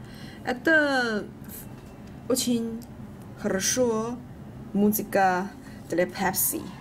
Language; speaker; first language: Russian; non-native, learner; Chinese